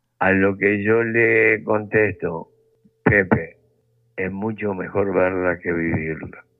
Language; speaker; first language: Spanish; native; Spanish